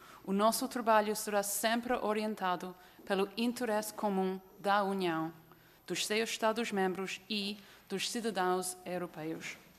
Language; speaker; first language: Portuguese; non-native, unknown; English